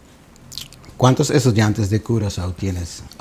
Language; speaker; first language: Spanish; non-native, learner; Papiamento